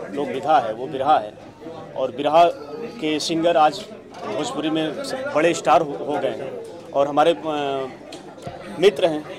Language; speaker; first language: Hindi; native; Hindi